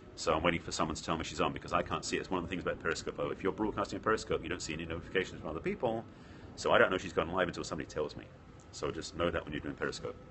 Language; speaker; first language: English; native; English